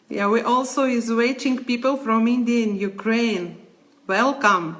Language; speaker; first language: English; non-native, learner; Ukrainian